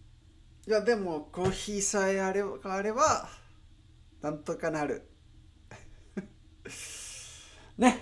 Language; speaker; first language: Japanese; non-native, learner; Spanish